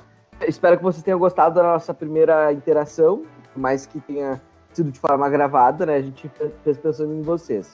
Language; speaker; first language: Portuguese; native; Portuguese